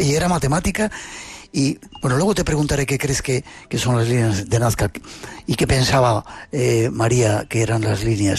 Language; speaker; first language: Spanish; native; Spanish